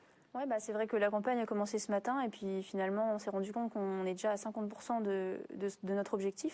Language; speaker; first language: French; native; French